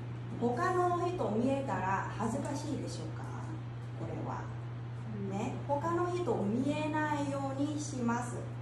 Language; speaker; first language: Japanese; non-native, fluent; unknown